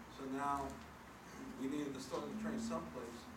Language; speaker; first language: English; native; English